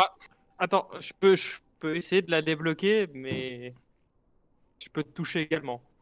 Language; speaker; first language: French; native; French